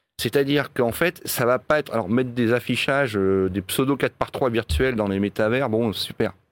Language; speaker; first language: French; native; French